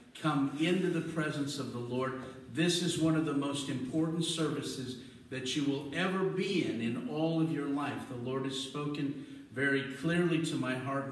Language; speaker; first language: English; native; English